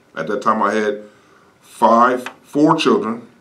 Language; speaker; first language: English; native; English